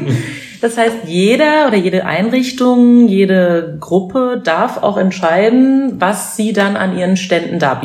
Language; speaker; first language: German; native; German